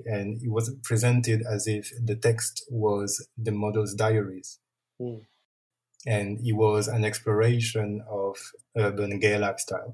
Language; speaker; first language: English; non-native, fluent; French